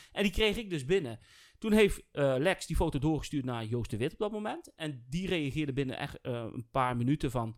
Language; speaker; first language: Dutch; native; Dutch